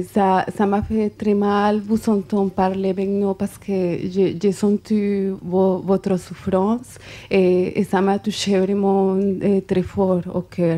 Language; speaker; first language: French; non-native, fluent; Spanish